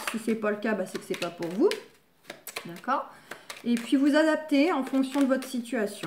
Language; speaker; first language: French; native; French